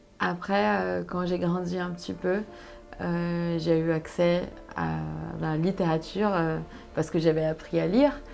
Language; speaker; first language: French; non-native, fluent; Portuguese